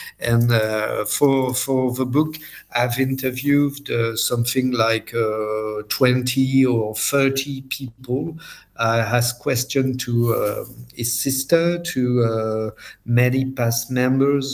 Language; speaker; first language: English; non-native, fluent; French